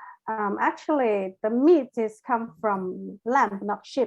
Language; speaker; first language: English; non-native, learner; Chinese